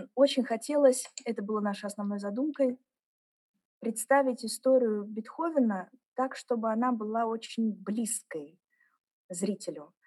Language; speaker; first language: Russian; early bilingual, heritage; German